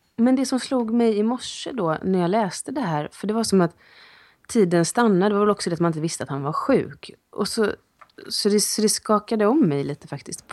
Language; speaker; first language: Swedish; native; Swedish